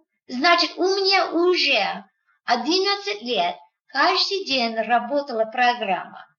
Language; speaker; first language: Russian; non-native, fluent; English